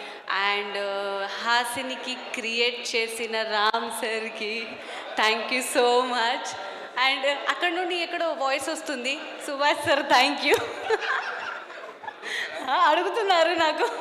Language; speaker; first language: Telugu; non-native, local second language; Marathi